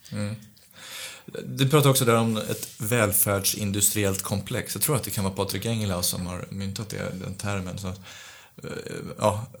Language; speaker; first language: Swedish; early bilingual, other home language; Romanian